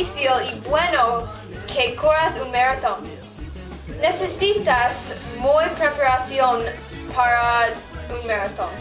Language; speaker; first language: Spanish; non-native, learner; English